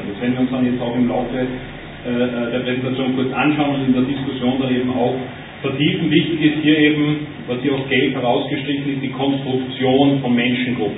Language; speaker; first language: German; native; German